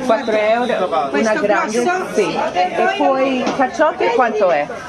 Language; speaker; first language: Italian; non-native, learner; Hungarian